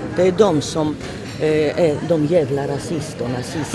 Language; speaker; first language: Swedish; non-native, fluent; Polish